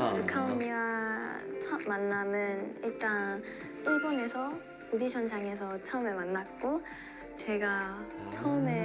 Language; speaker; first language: Korean; non-native, fluent; Japanese